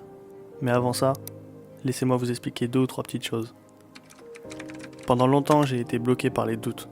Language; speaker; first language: French; native; French